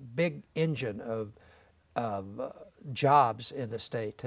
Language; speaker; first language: English; native; English